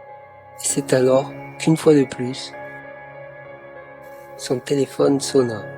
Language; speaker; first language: French; native; French